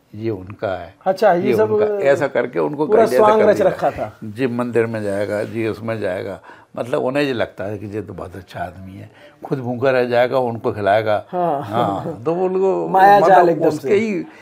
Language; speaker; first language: Hindi; native; Hindi